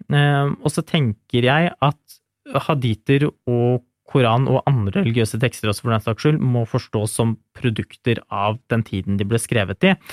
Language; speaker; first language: Norwegian; early bilingual, other home language; Urdu